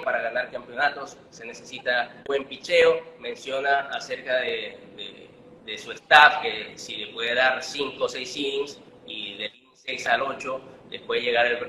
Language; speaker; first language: Spanish; native; Spanish